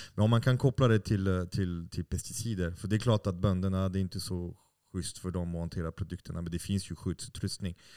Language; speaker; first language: Swedish; non-native, fluent; French